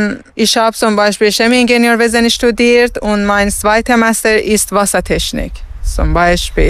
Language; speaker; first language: German; non-native, learner; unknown